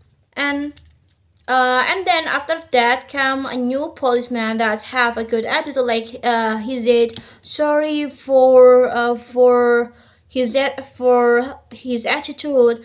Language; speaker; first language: English; non-native, learner; Indonesian